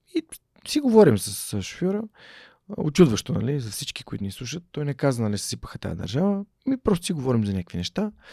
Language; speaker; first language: Bulgarian; native; Bulgarian